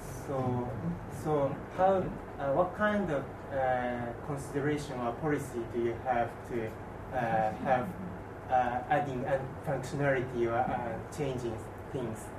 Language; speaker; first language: English; non-native, fluent; Japanese